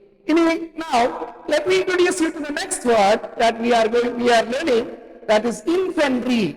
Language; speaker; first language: English; non-native, local second language; Malayalam